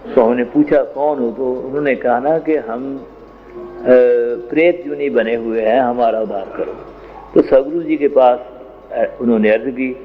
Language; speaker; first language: Hindi; non-native, local second language; Punjabi